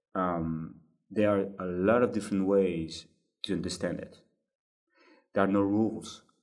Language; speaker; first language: English; non-native, fluent; French